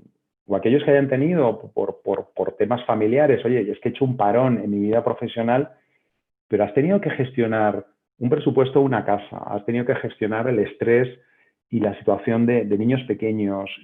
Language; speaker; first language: Spanish; native; Spanish